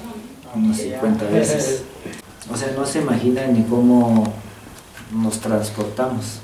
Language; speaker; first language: Spanish; non-native, local second language; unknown